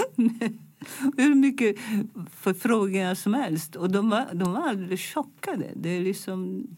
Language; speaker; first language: Swedish; non-native, fluent; Italian